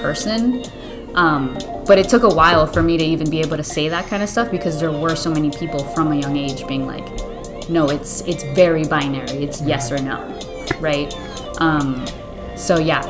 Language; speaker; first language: English; early bilingual, other home language; Spanish